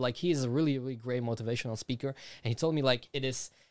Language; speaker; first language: English; non-native, fluent; Slovak